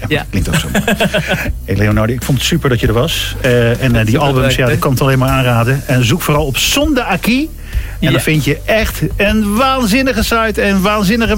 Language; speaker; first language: Dutch; native; Dutch